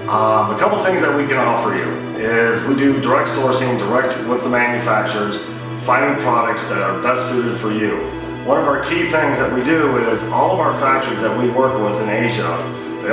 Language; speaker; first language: English; native; English